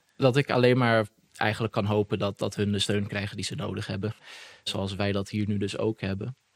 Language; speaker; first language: Dutch; native; Dutch